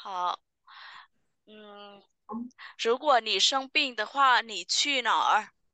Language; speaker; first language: Chinese; non-native, fluent; Vietnamese